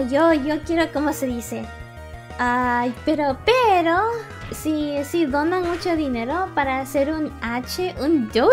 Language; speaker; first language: Spanish; early bilingual, heritage; English